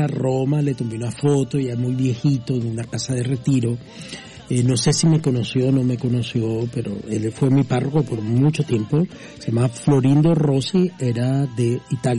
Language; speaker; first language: Spanish; native; Spanish